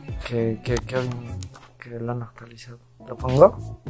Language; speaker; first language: Spanish; native; Spanish